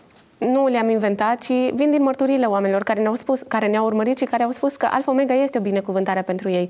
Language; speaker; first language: Romanian; native; Romanian